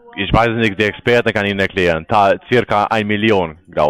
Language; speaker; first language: German; non-native, learner; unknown